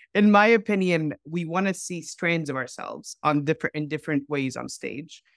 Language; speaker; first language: English; non-native, fluent; Arabic